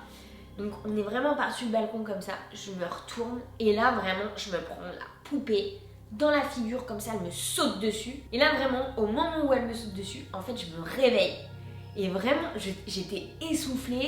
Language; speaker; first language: French; native; French